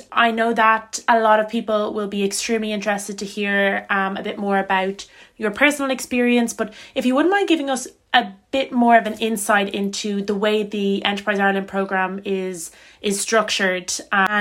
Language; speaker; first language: English; native; English